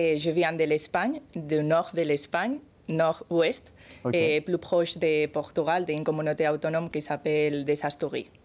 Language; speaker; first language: French; non-native, learner; Spanish